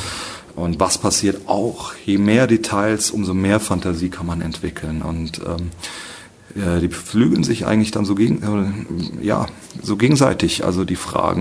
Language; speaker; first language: German; native; German